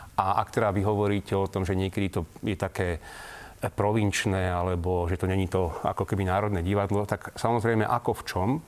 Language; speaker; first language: Slovak; native; Slovak